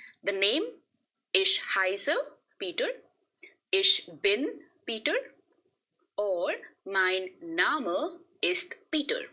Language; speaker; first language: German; non-native, fluent; Hindi